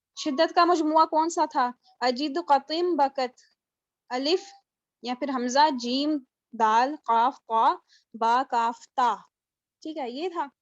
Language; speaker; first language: Urdu; native; Urdu